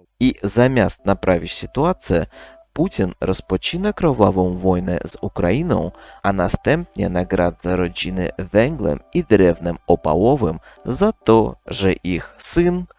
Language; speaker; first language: Polish; non-native, learner; Russian